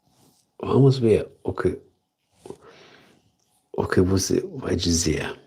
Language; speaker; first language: Portuguese; non-native, learner; German